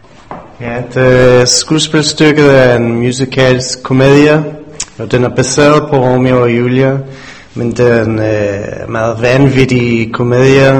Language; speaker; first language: Danish; non-native, fluent; English